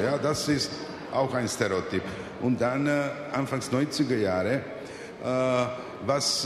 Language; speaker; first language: German; non-native, fluent; Serbian